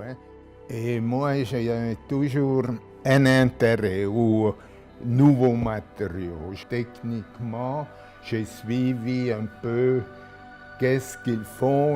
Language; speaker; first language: French; non-native, local second language; German